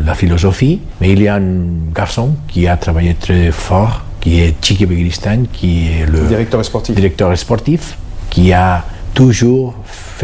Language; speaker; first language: French; non-native, fluent; Catalan